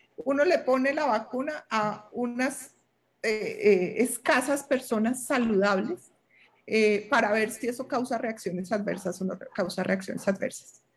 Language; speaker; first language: Spanish; native; Spanish